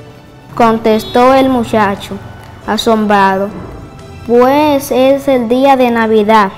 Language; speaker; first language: Spanish; native; Spanish